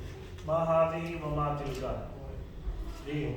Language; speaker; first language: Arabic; non-native, fluent; Urdu